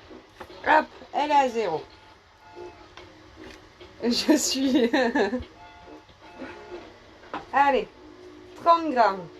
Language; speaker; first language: French; native; French